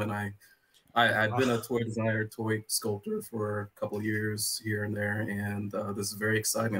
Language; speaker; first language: English; native; English